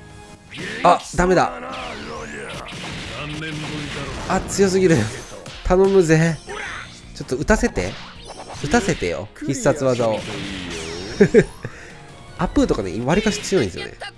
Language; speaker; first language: Japanese; native; Japanese